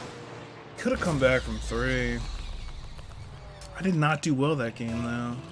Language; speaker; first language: English; native; English